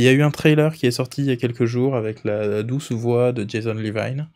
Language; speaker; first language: French; native; French